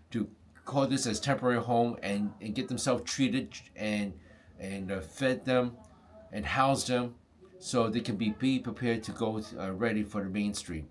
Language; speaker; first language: English; non-native, fluent; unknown